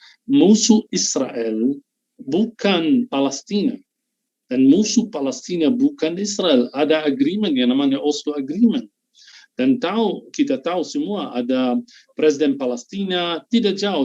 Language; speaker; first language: Indonesian; non-native, fluent; Arabic